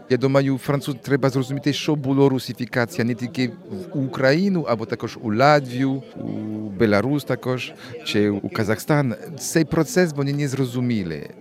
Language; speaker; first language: Ukrainian; non-native, learner; French